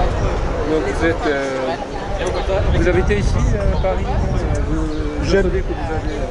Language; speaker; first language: French; non-native, learner; Japanese